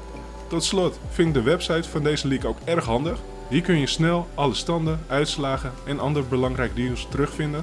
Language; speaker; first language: Dutch; native; Dutch